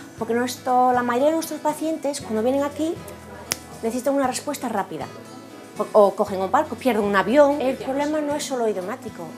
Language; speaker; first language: Spanish; early bilingual, heritage; Spanish